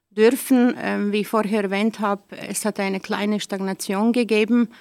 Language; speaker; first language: German; native; German